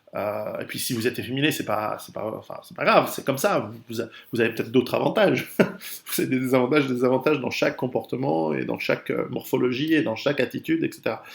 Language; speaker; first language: French; native; French